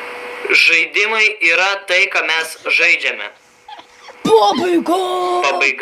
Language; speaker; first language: Lithuanian; native; Lithuanian